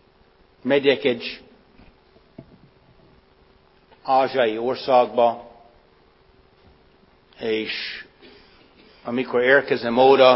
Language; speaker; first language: Hungarian; non-native, fluent; English